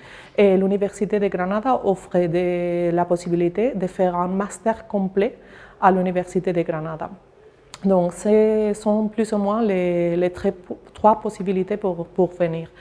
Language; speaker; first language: French; non-native, learner; Spanish